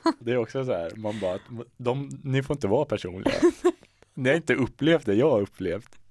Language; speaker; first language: Swedish; native; Swedish